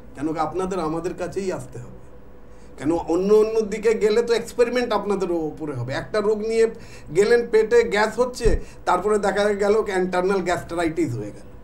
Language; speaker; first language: Bangla; non-native, local second language; Hindi